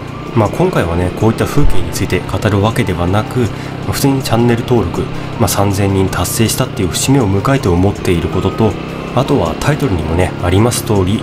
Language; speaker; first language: Japanese; native; Japanese